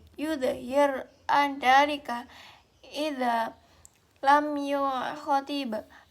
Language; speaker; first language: Arabic; non-native, learner; Indonesian